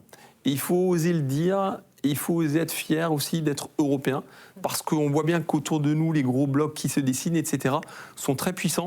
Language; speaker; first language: French; native; French